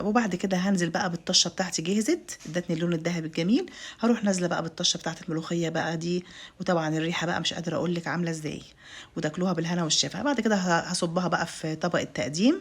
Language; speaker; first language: Arabic; native; Arabic